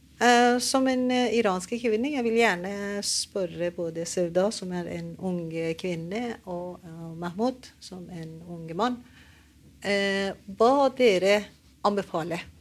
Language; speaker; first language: Norwegian; non-native, learner; Persian